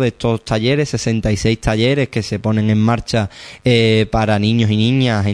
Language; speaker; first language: Spanish; native; Spanish